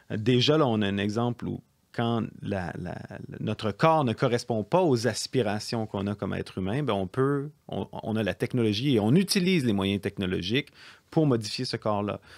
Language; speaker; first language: French; native; French